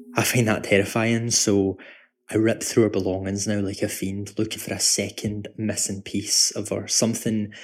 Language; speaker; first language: English; native; English